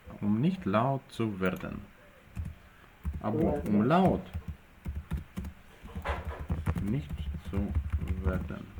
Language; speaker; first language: German; non-native, fluent; Ukrainian